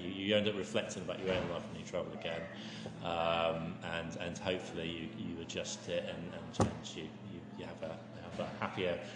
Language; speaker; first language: English; native; English